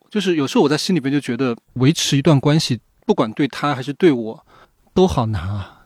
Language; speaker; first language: Chinese; native; Chinese